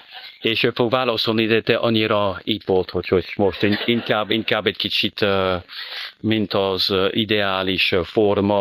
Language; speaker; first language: Hungarian; non-native, fluent; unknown